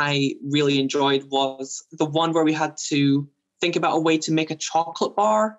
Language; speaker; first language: English; native; English